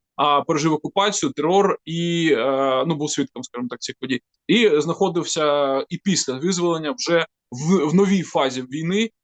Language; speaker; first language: Ukrainian; native; Ukrainian